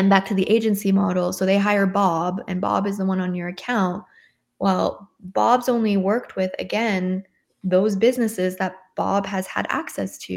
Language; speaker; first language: English; native; English